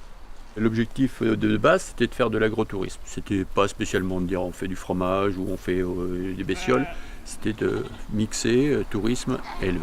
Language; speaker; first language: French; native; French